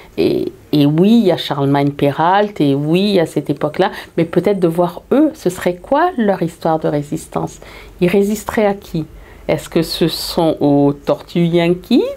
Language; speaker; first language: French; early bilingual, heritage; French